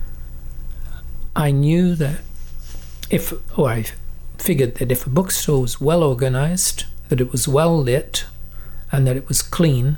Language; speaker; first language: English; native; English